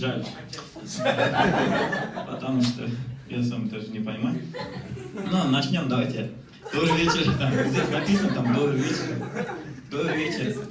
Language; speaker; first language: Russian; non-native, local second language; Kazakh